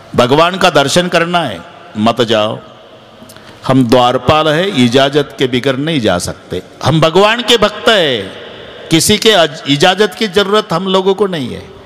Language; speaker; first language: Hindi; non-native, local second language; Marathi